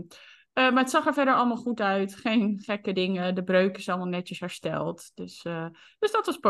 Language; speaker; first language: Dutch; native; Dutch